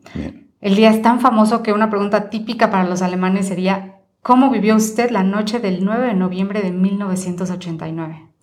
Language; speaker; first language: Spanish; native; Spanish